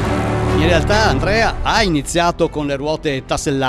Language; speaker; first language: Italian; native; Italian